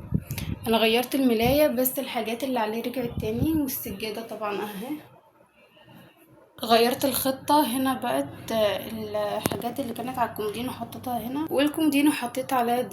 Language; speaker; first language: Arabic; native; Arabic